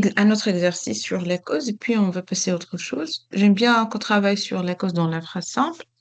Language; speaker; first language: French; non-native, local second language; Arabic